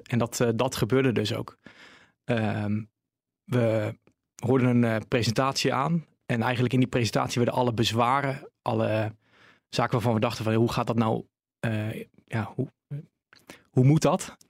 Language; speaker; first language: Dutch; native; Dutch